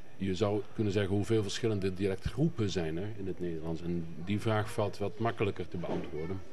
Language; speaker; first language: Dutch; native; Dutch